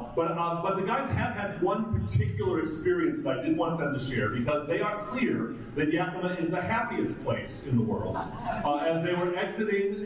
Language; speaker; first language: English; native; English